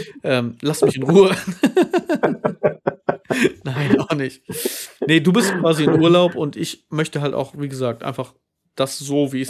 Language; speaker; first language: German; native; German